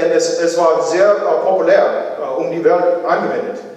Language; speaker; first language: German; non-native, learner; English